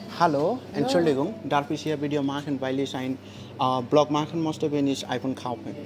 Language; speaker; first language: German; non-native, learner; Bangla